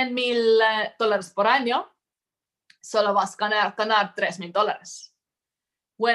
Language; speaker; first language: Spanish; non-native, fluent; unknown